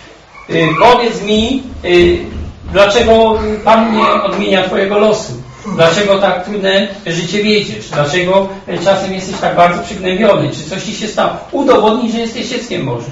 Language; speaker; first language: Polish; native; Polish